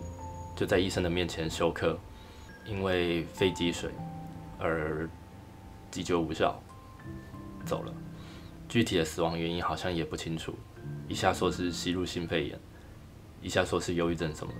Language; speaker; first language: Chinese; native; Chinese